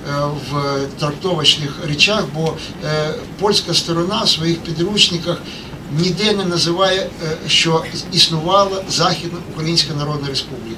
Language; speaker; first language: Ukrainian; native; Ukrainian